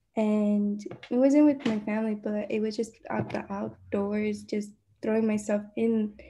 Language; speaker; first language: English; native; English